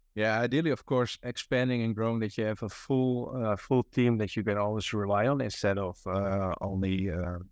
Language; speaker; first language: English; non-native, fluent; Dutch